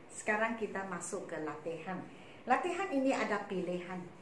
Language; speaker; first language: Malay; non-native, local second language; Chinese